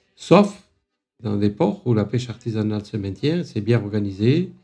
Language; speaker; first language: French; native; French